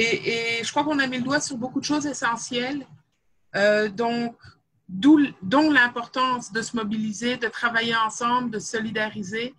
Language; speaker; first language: French; native; French